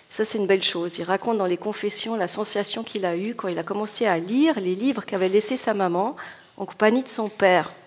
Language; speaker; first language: English; non-native, fluent; Italian